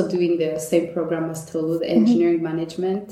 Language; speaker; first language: English; non-native, local second language; Kinyarwanda